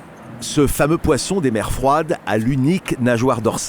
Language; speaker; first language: French; native; French